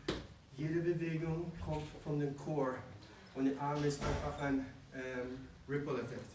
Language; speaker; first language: German; non-native, fluent; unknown